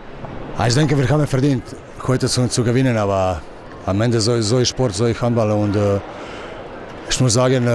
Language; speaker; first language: German; non-native, learner; Croatian